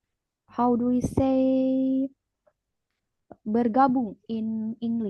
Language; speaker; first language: English; non-native, fluent; Indonesian